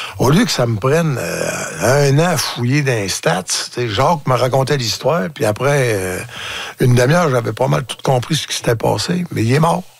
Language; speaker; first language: French; native; French